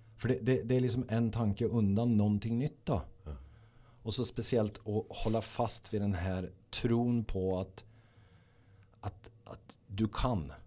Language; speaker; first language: Swedish; native; Swedish